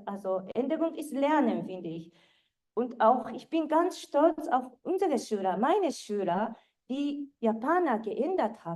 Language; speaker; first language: German; non-native, fluent; Japanese